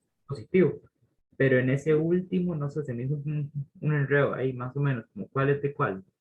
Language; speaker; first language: Spanish; native; Spanish